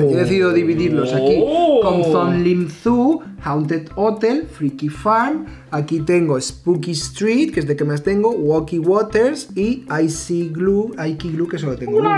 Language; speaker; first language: Spanish; native; Spanish